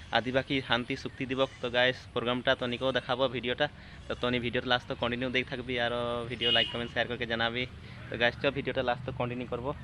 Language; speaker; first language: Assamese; non-native, local second language; Sadri